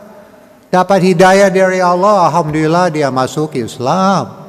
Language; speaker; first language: Indonesian; non-native, learner; English